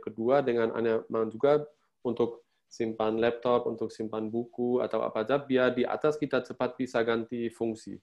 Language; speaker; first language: Indonesian; non-native, fluent; German